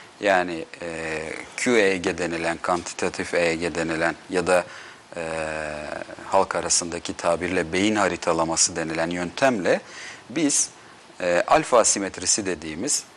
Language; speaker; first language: Turkish; native; Turkish